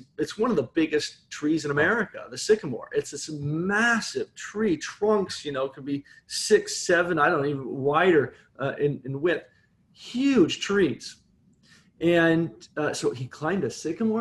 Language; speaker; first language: English; native; English